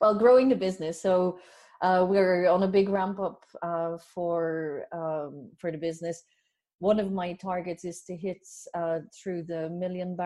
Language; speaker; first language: English; native; English